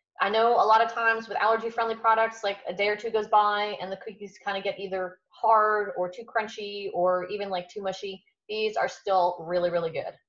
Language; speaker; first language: English; native; English